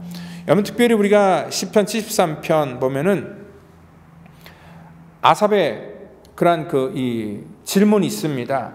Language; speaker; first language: Korean; native; Korean